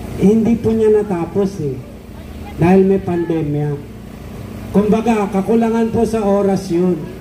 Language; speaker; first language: Filipino; non-native, local second language; Iloko